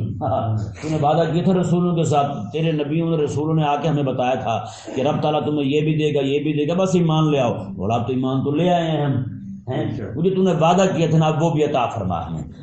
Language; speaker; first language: Urdu; non-native, local second language; Punjabi